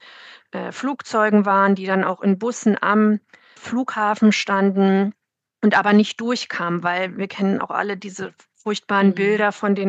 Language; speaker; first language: German; native; German